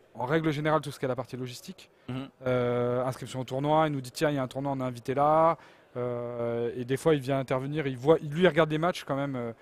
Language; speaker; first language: French; native; French